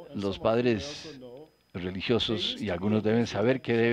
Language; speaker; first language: Spanish; non-native, fluent; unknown